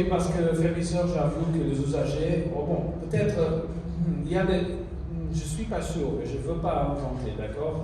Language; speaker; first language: French; non-native, fluent; Italian